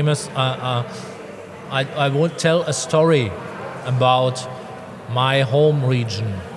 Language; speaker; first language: English; non-native, learner; German